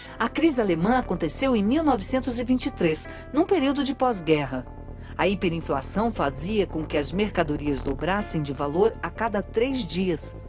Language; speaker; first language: Portuguese; native; Portuguese